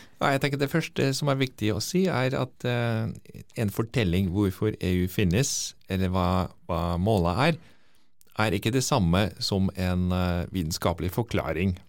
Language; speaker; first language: Norwegian; non-native, fluent; Dutch